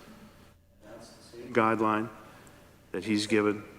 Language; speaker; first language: English; native; English